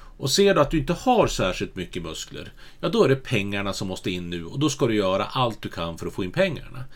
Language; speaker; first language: Swedish; native; Swedish